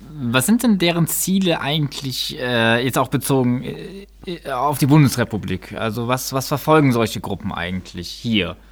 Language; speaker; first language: German; native; German